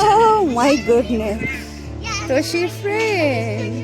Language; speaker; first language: English; non-native, fluent; Bangla